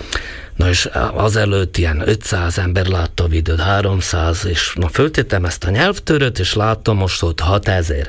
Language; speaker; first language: Hungarian; non-native, local second language; Slovak